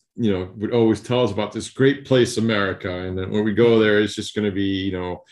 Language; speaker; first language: English; early bilingual, other home language; Spanish